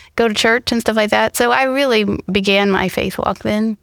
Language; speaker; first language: English; native; English